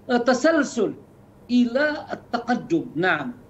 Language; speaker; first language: Arabic; non-native, fluent; Indonesian